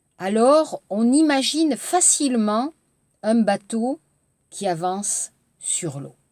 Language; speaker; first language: French; native; French